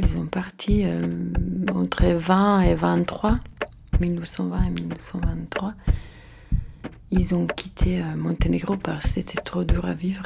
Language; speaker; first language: French; non-native, fluent; Croatian